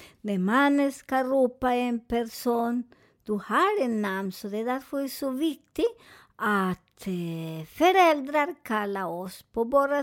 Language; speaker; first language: Swedish; non-native, fluent; Spanish